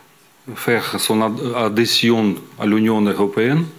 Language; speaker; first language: French; non-native, fluent; Ukrainian